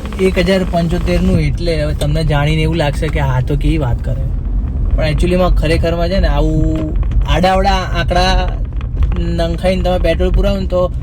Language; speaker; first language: Gujarati; native; Gujarati